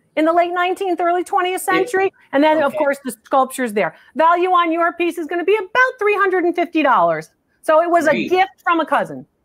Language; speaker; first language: English; native; English